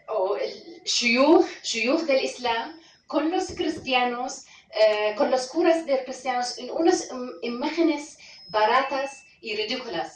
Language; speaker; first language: Spanish; non-native, fluent; Arabic